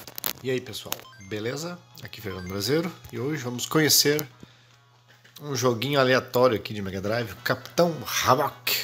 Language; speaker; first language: Portuguese; native; Portuguese